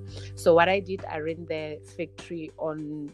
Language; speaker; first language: English; non-native, local second language; Tswana